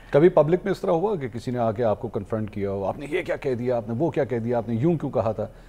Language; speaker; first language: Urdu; non-native, local second language; Punjabi